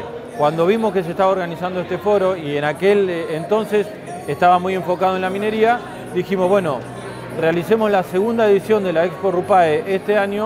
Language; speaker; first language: Spanish; native; Spanish